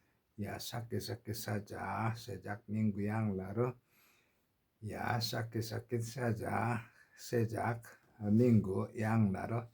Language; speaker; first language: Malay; non-native, learner; Korean